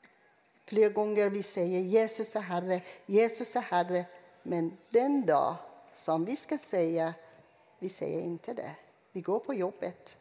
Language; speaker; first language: Swedish; non-native, fluent; Persian